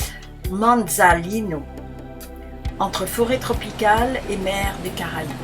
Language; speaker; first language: French; native; French